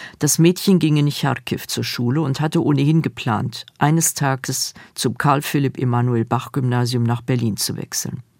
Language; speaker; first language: German; native; German